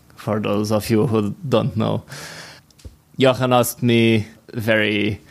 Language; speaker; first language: English; non-native, fluent; Portuguese